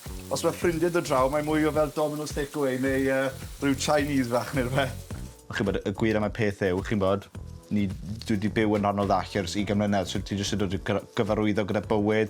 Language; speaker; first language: Welsh; native; Welsh